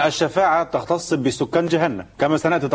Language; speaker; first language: Arabic; native; Arabic